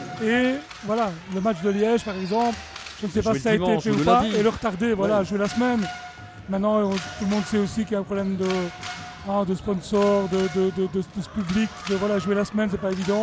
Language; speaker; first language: French; native; French